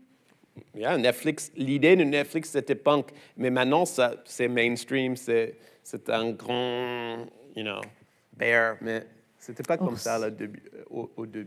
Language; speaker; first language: French; non-native, learner; English